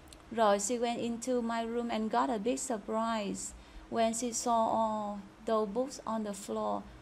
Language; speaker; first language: English; non-native, fluent; Vietnamese